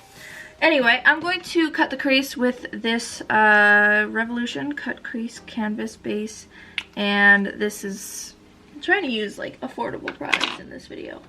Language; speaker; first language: English; native; English